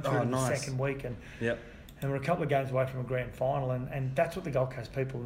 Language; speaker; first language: English; native; English